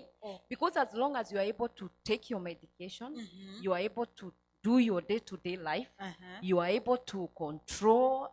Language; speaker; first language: English; non-native, local second language; Swahili